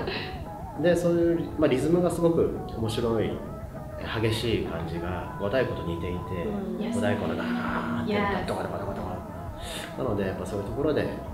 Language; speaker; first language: Japanese; native; Japanese